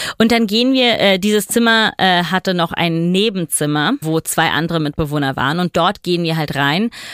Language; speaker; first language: German; non-native, fluent; Italian